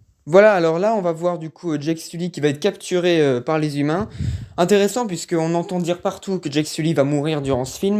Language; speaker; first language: French; native; French